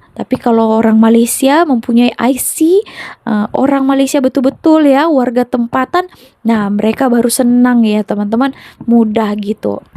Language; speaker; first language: Indonesian; native; Indonesian